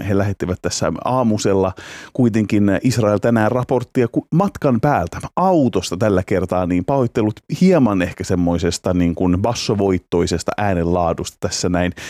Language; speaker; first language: Finnish; native; Finnish